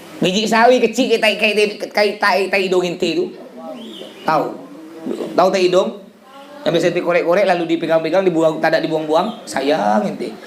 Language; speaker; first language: Malay; native; Malay